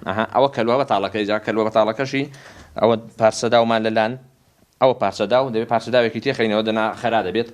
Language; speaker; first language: Central Kurdish; native; Central Kurdish